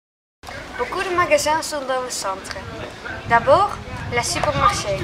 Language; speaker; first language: French; non-native, learner; Dutch